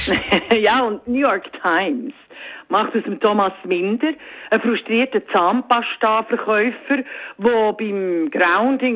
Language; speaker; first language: German; native; German